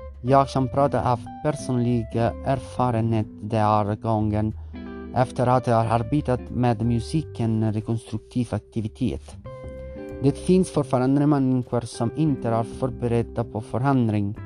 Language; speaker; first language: Swedish; non-native, learner; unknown